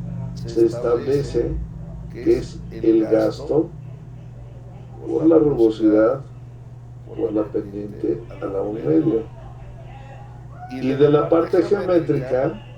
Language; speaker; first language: Spanish; native; Spanish